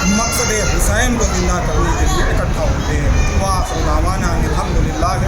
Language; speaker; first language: Urdu; non-native, local second language; Punjabi